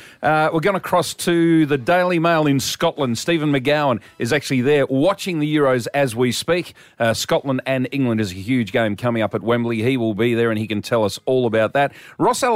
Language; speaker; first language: English; native; English